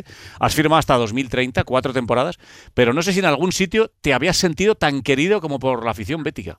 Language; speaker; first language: Spanish; native; Spanish